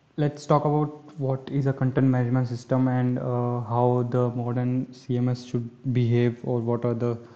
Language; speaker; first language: English; non-native, local second language; Hindi